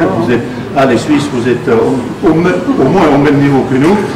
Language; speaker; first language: French; non-native, fluent; German